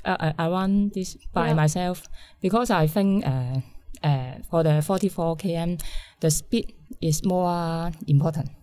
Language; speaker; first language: English; non-native, learner; Cantonese